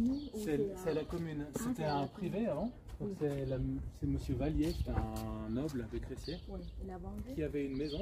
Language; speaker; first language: French; native; French